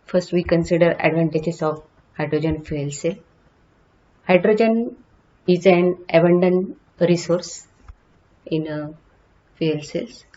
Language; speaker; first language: English; non-native, local second language; Marathi